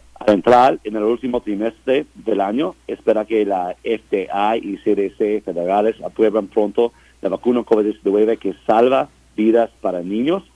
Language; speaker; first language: Spanish; non-native, learner; English